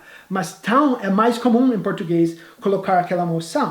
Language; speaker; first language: Portuguese; non-native, fluent; English